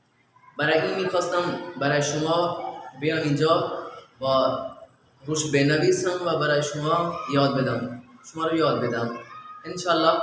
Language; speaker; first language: Persian; non-native, fluent; Urdu